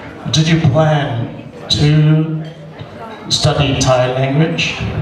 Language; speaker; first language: English; non-native, learner; Thai